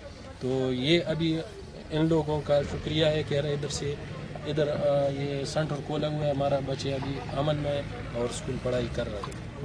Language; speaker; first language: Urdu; non-native, local second language; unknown